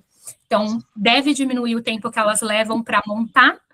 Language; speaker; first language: Portuguese; native; Portuguese